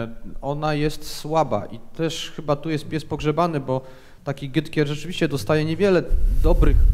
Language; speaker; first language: Polish; native; Polish